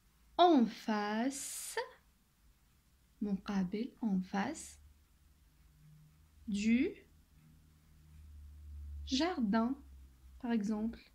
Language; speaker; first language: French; non-native, local second language; Arabic